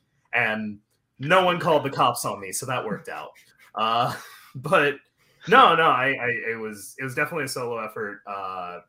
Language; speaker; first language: English; native; English